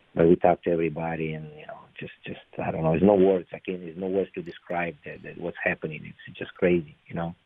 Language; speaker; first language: English; non-native, fluent; Ukrainian